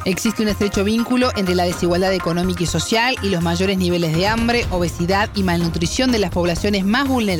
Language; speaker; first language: Spanish; native; Spanish